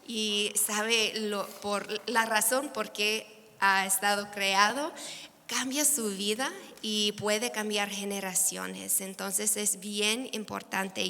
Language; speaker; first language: Spanish; non-native, fluent; English